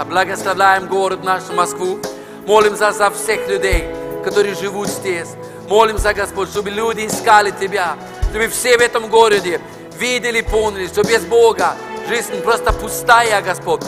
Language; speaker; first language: Russian; non-native, fluent; Norwegian